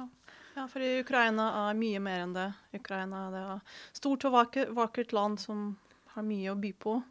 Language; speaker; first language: Norwegian; non-native, fluent; Ukrainian